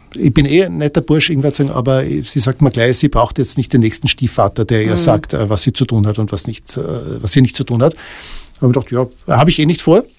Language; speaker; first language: German; native; German